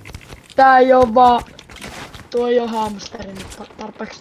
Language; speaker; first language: Finnish; native; Finnish